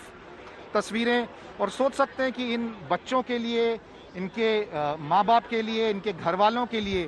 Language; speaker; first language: Hindi; native; Hindi